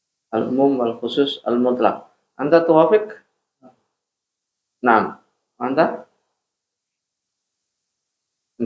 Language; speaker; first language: Arabic; non-native, fluent; Indonesian